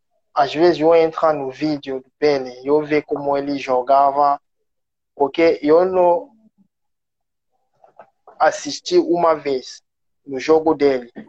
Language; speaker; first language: Portuguese; non-native, learner; French